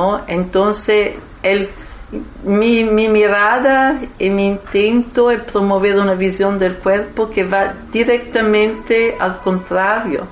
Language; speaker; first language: Spanish; non-native, fluent; Italian